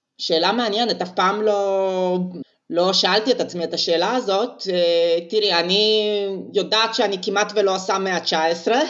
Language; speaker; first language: Hebrew; non-native, fluent; Russian